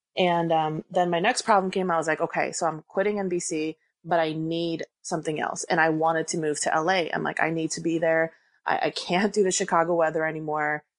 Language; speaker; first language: English; early bilingual, other home language; Korean